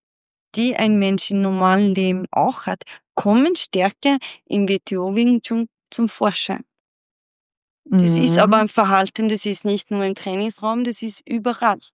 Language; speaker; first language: German; non-native, fluent; Swedish